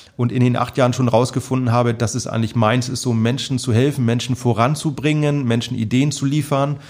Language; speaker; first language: German; native; German